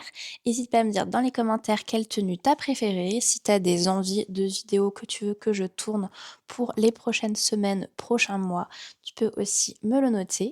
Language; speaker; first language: French; native; French